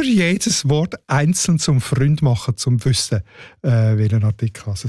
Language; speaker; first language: German; native; German